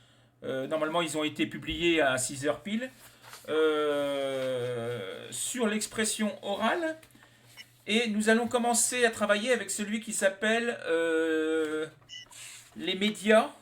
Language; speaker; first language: French; native; French